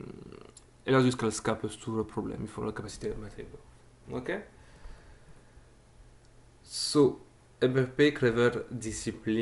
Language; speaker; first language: Norwegian; non-native, fluent; French